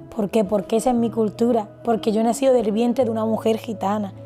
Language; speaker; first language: Spanish; native; Spanish